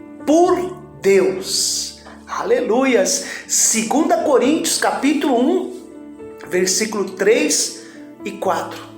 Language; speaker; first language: Portuguese; native; Portuguese